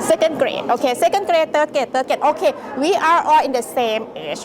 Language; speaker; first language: English; non-native, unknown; Thai